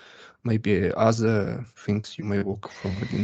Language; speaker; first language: English; non-native, learner; Russian